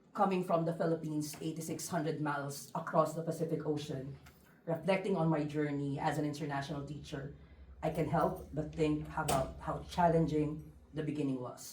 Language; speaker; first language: English; non-native, local second language; Filipino